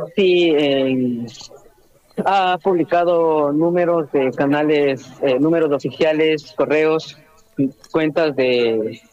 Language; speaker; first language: Spanish; native; Spanish